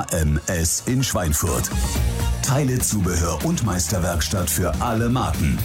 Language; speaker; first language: German; native; German